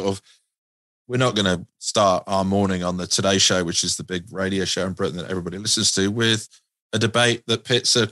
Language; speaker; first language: English; native; English